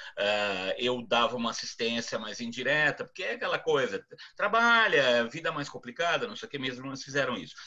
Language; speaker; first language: Portuguese; native; Portuguese